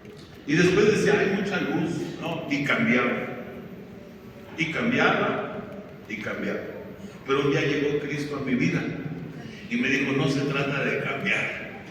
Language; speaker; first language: Spanish; native; Spanish